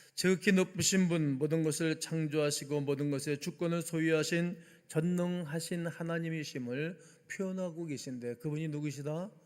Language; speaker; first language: Korean; native; Korean